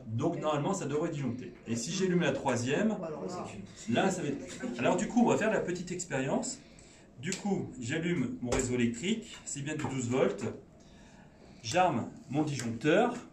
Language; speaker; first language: French; native; French